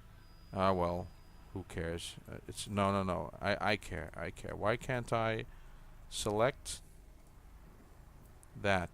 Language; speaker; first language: English; native; English